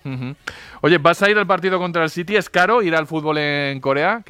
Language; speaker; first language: Spanish; native; Spanish